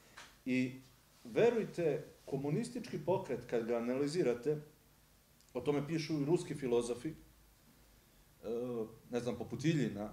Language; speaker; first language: Serbian; native; Serbian